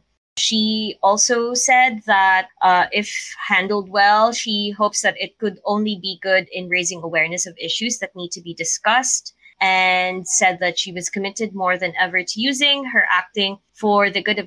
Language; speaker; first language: English; non-native, local second language; Filipino